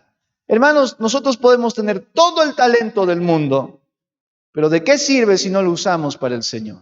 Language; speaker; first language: Spanish; native; Spanish